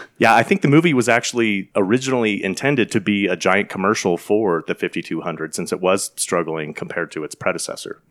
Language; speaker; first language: English; native; English